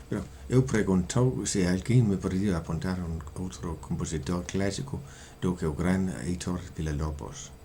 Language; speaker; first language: Portuguese; non-native, learner; Danish